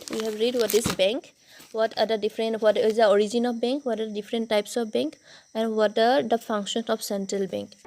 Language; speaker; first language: English; non-native, local second language; Assamese